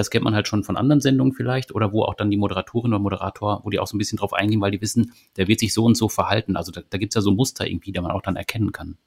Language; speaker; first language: German; native; German